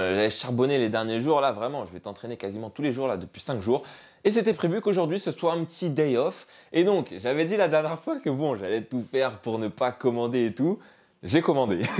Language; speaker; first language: French; native; French